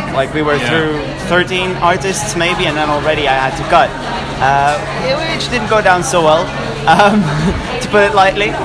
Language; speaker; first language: English; non-native, fluent; Dutch